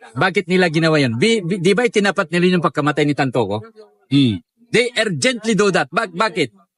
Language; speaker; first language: Filipino; non-native, local second language; Iloko